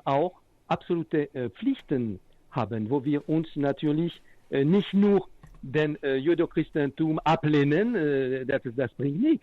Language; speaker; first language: German; non-native, fluent; French